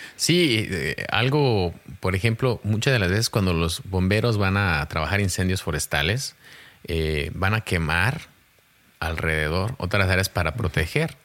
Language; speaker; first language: Spanish; early bilingual, heritage; Spanish